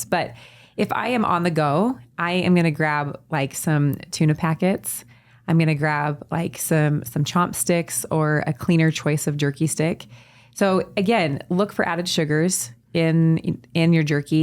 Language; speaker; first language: English; native; English